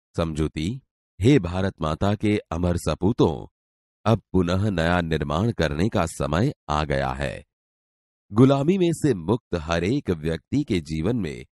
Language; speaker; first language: Hindi; non-native, local second language; Gujarati